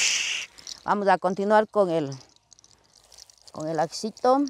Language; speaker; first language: Spanish; native; Spanish